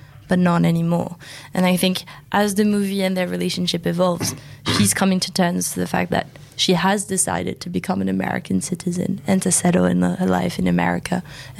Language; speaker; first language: English; non-native, fluent; French